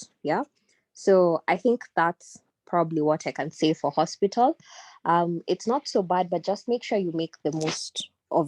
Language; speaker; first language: English; non-native, local second language; Swahili